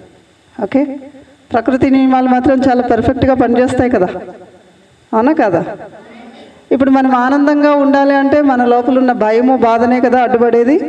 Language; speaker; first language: Telugu; native; Telugu